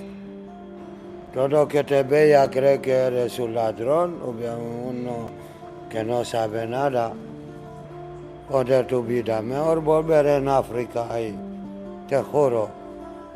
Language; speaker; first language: Spanish; non-native, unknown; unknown